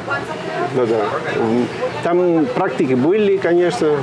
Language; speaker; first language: Russian; non-native, fluent; Spanish